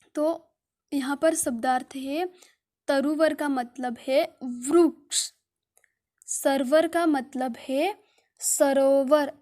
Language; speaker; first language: Hindi; non-native, local second language; Gujarati